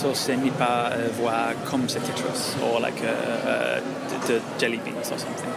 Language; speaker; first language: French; non-native, learner; English